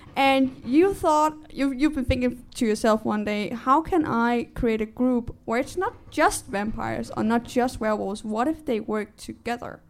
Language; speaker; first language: English; non-native, fluent; Danish